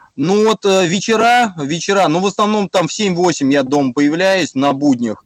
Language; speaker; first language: Russian; native; Russian